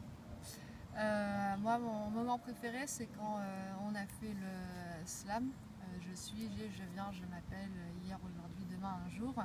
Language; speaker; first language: French; native; French